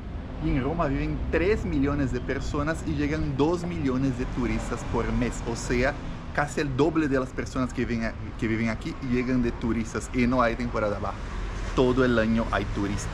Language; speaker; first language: Spanish; non-native, fluent; Portuguese